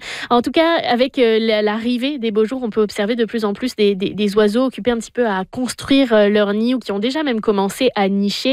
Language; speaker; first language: French; native; French